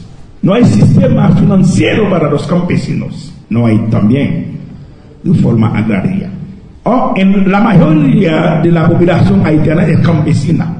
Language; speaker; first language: Spanish; non-native, local second language; Haitian Creole